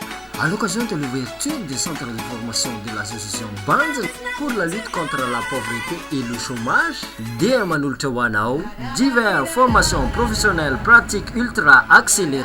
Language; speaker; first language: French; non-native, local second language; Malagasy